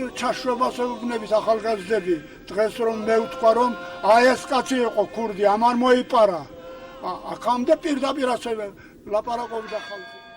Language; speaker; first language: Georgian; non-native, local second language; Svan